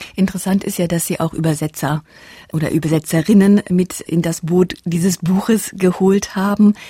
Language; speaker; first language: German; native; German